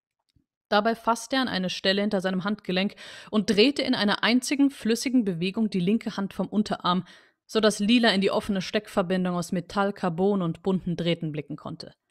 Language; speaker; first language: German; native; German